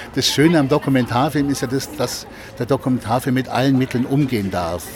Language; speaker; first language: German; native; German